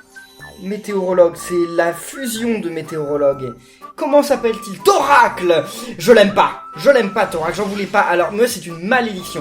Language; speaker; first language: French; native; French